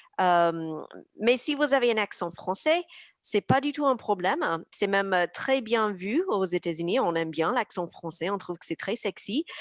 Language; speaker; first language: French; native; French